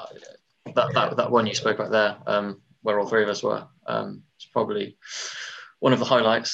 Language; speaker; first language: English; native; English